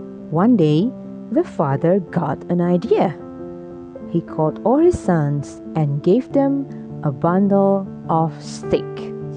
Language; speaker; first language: English; non-native, fluent; Indonesian